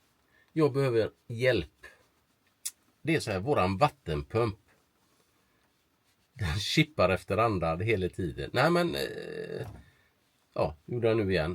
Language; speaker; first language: Swedish; native; Swedish